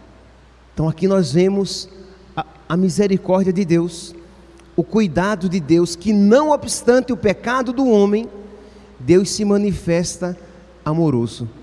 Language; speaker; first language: Portuguese; native; Portuguese